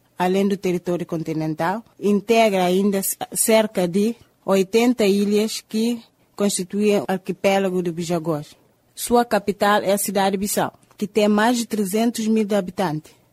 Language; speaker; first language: Portuguese; non-native, local second language; Upper Guinea Crioulo